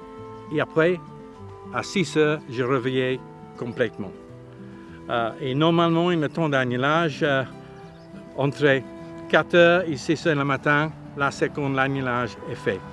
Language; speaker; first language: French; non-native, learner; English